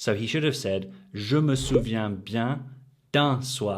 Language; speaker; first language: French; non-native, fluent; English